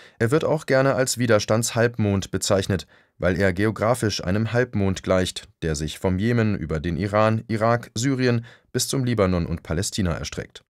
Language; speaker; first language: German; native; German